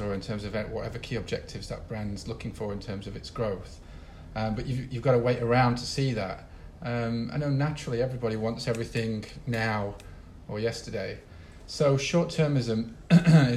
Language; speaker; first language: English; native; English